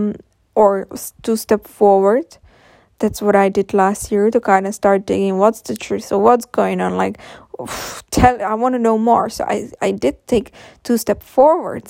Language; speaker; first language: English; non-native, fluent; Czech